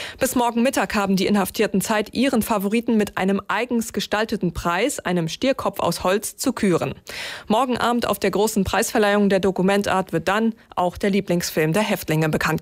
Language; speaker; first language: German; native; German